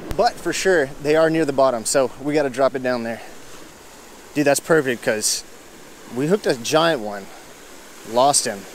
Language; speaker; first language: English; native; English